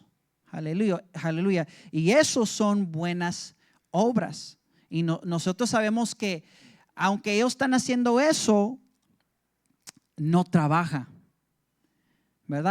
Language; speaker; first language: Spanish; early bilingual, heritage; English